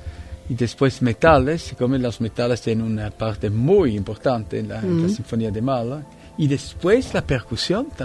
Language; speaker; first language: Spanish; non-native, fluent; Italian